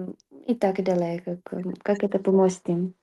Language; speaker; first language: Russian; non-native, learner; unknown